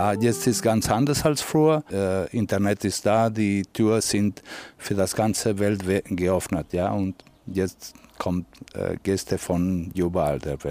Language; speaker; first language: German; non-native, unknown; Catalan